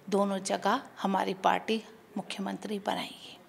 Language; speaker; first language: Hindi; native; Hindi